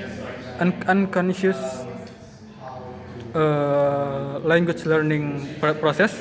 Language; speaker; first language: English; non-native, learner; Indonesian